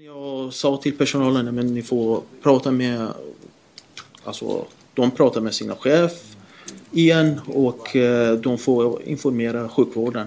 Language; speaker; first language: Swedish; non-native, fluent; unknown